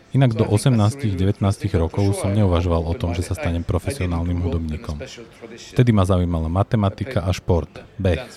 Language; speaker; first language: Slovak; non-native, fluent; Norwegian